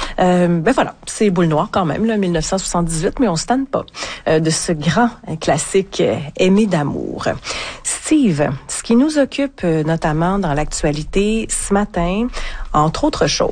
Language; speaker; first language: French; native; French